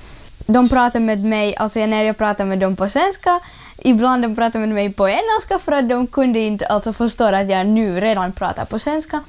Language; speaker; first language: Swedish; non-native, learner; Russian